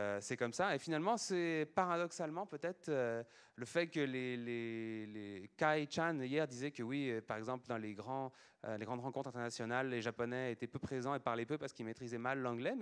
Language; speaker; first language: French; native; French